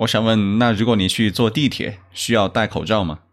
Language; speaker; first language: Chinese; non-native, learner; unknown